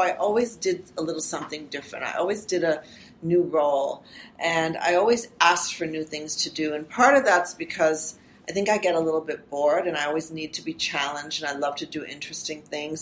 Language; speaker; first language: English; early bilingual, other home language; Armenian